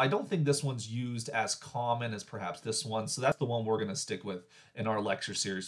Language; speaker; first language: English; native; English